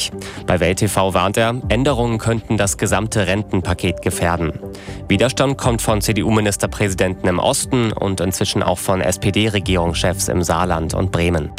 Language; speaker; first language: German; native; German